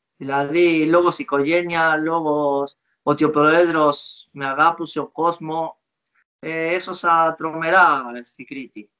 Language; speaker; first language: Greek; non-native, fluent; Spanish